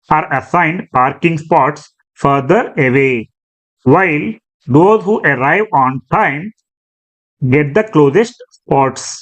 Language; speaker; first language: English; non-native, local second language; Telugu